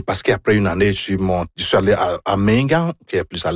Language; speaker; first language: French; non-native, fluent; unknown